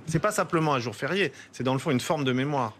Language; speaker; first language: French; native; French